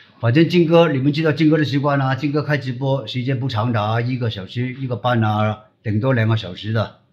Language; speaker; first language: Chinese; non-native, local second language; Cantonese